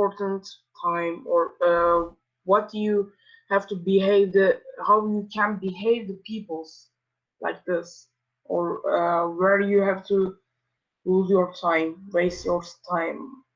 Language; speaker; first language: English; non-native, learner; Turkish